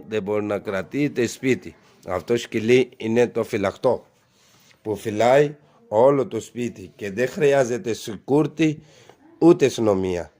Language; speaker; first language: Greek; non-native, learner; Urdu